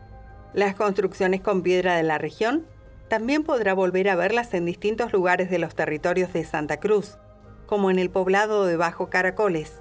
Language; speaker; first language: Spanish; native; Spanish